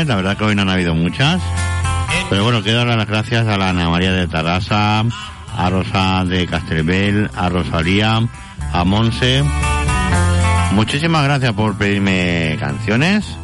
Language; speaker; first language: Spanish; native; Spanish